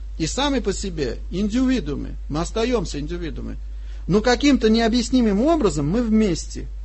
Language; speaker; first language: Russian; non-native, fluent; Armenian